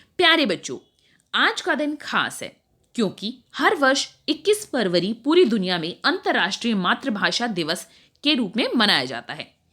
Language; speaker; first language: Hindi; native; Hindi